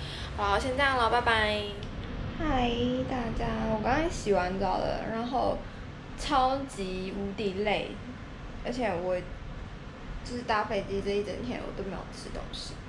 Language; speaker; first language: Chinese; native; Chinese